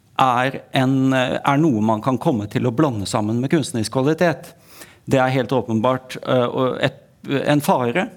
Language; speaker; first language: Norwegian; native; Norwegian